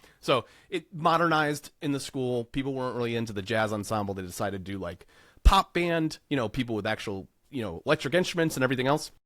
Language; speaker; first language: English; native; English